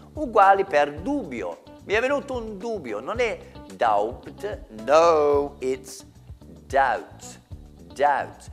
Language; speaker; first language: Italian; non-native, fluent; English